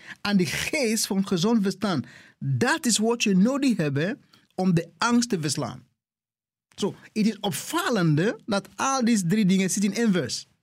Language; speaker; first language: Dutch; non-native, fluent; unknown